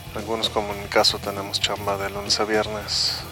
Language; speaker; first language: Spanish; native; Spanish